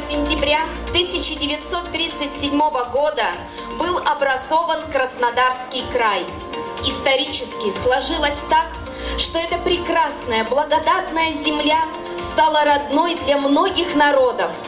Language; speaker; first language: Russian; native; Russian